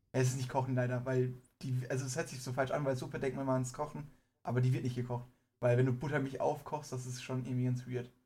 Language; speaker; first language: German; early bilingual, other home language; Persian